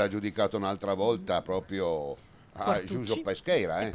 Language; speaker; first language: Italian; native; Italian